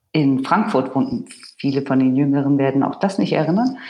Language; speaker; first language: German; native; German